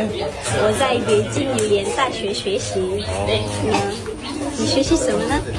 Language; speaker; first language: Chinese; non-native, local second language; Malay